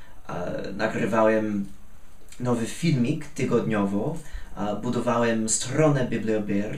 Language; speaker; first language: Polish; non-native, fluent; English